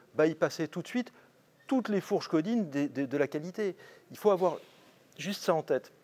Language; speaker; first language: French; native; French